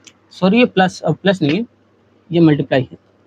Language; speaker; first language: Hindi; native; Hindi